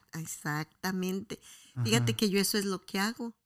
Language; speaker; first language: Spanish; native; Spanish